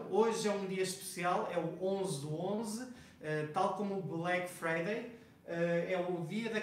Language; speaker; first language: Portuguese; non-native, fluent; Spanish